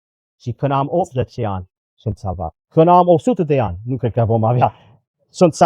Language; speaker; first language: Romanian; non-native, learner; English